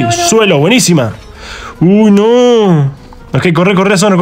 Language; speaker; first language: Spanish; native; Spanish